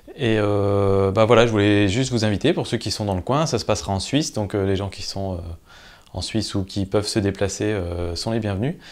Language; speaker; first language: French; native; French